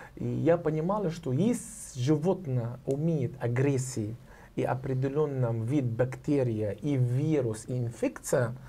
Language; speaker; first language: Russian; non-native, fluent; Arabic